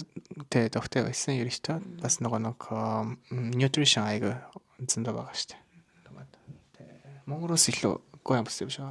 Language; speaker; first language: Mongolian; non-native, learner; Japanese